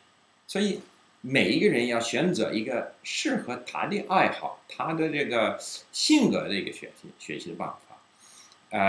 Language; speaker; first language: Chinese; non-native, fluent; English